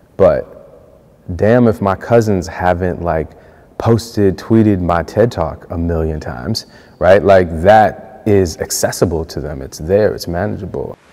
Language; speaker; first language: English; native; English